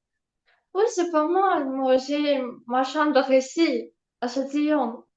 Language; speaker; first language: French; non-native, learner; Ukrainian